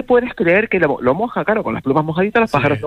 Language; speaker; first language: Spanish; native; Spanish